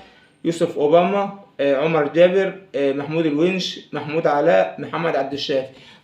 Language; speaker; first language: Arabic; native; Arabic